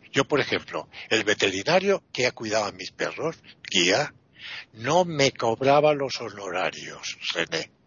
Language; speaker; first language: Spanish; non-native, fluent; Italian